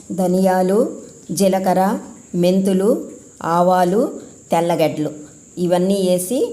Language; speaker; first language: Telugu; native; Telugu